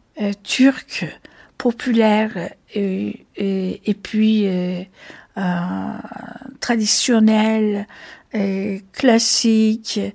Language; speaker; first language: French; non-native, fluent; Turkish